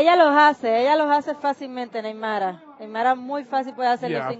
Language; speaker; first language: Spanish; native; Spanish